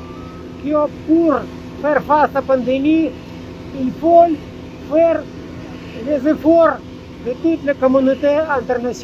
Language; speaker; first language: French; non-native, fluent; Russian